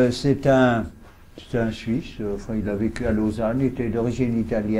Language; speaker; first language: French; native; French